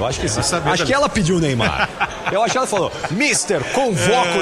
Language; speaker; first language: Portuguese; native; Portuguese